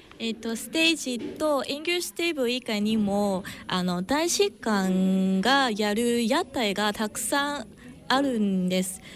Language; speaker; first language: Japanese; non-native, fluent; Cantonese